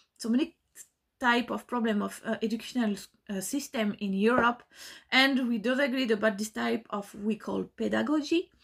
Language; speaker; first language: English; non-native, learner; French